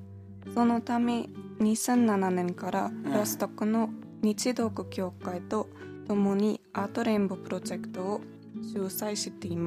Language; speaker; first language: Japanese; non-native, learner; German